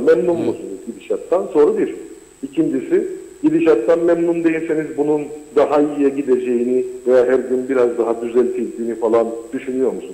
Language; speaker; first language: Turkish; native; Turkish